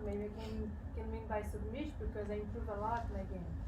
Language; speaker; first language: English; non-native, learner; Portuguese